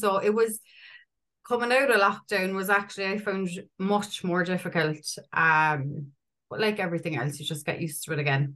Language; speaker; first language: English; native; English